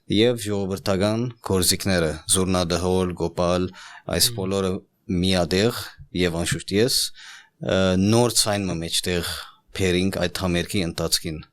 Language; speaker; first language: Armenian; native; Armenian